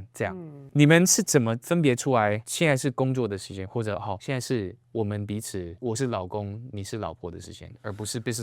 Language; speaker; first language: Chinese; native; Chinese